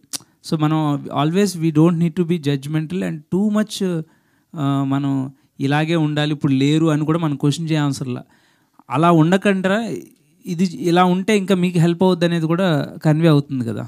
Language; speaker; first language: Telugu; native; Telugu